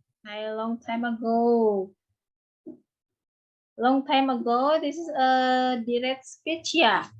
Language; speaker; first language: English; non-native, learner; Indonesian